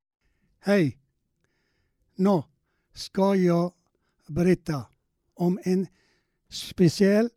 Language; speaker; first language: Swedish; non-native, learner; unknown